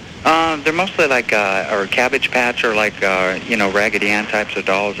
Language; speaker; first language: English; native; English